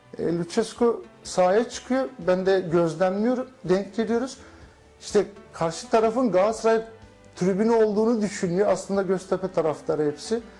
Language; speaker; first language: Turkish; early bilingual, heritage; Turkish